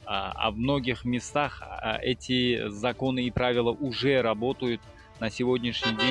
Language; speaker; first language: Russian; non-native, fluent; Tajik